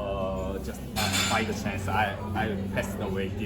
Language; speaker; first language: English; non-native, learner; Korean